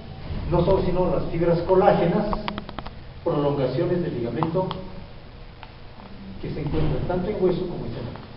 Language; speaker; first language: Spanish; native; Spanish